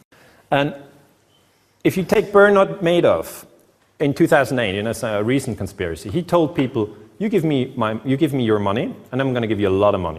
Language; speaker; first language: English; non-native, fluent; German